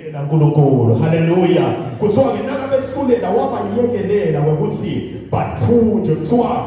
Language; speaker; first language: Zulu; non-native, local second language; Swati